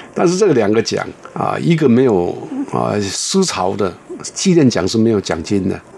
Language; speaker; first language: Chinese; non-native, local second language; Min Nan Chinese